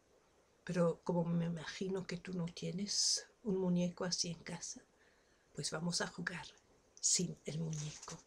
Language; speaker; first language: Spanish; non-native, fluent; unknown